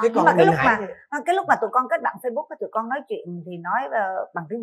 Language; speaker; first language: Vietnamese; native; Vietnamese